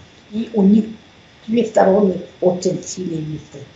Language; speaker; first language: Russian; non-native, local second language; Tuvinian